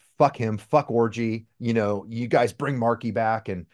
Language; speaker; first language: English; native; English